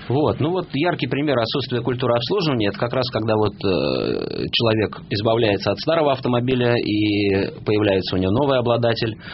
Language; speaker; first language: Russian; native; Russian